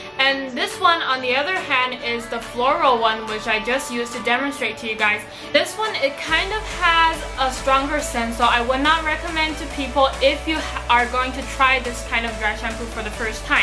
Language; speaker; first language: English; non-native, fluent; Chinese